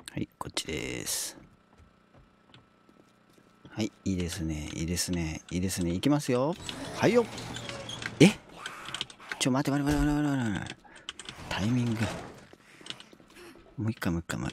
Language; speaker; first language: Japanese; native; Japanese